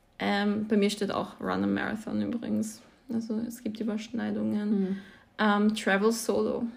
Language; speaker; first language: German; early bilingual, other home language; Croatian